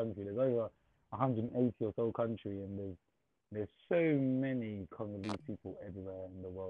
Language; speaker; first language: English; native; English